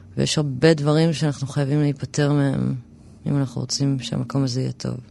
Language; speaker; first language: Hebrew; early bilingual, other home language; English